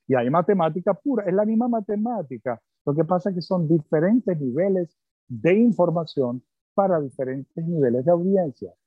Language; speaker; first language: Spanish; early bilingual, other home language; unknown